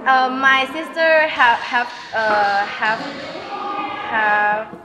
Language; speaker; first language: English; non-native, learner; Thai